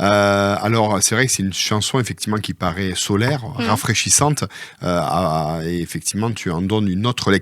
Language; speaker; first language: French; native; French